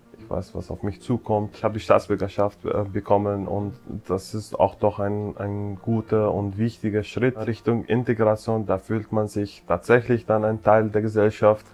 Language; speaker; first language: German; non-native, fluent; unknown